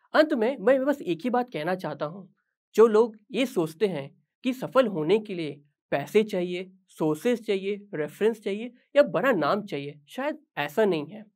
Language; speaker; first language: Hindi; native; Hindi